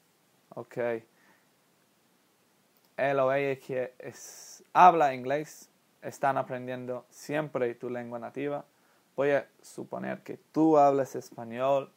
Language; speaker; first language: Spanish; non-native, fluent; English